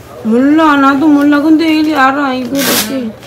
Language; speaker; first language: Korean; non-native, learner; Filipino